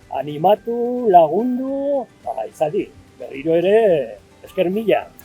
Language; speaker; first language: Basque; non-native, local second language; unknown